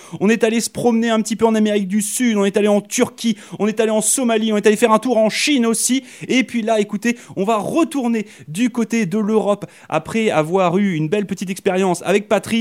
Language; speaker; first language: French; native; French